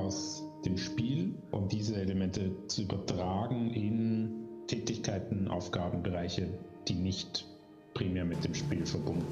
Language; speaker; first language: German; native; German